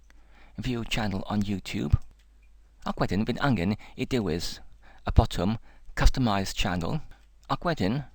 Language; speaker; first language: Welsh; non-native, learner; English